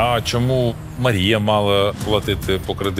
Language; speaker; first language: Ukrainian; native; Ukrainian